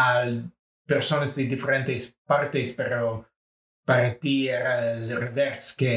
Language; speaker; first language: Spanish; non-native, fluent; English